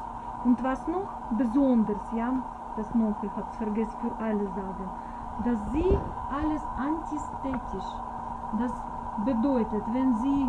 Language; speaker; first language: German; non-native, learner; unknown